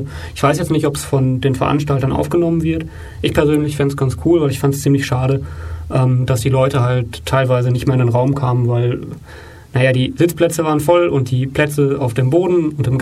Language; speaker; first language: German; native; German